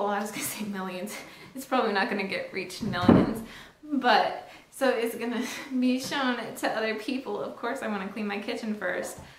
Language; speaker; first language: English; native; English